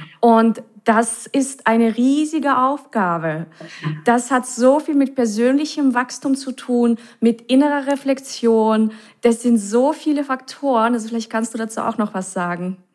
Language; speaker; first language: German; native; German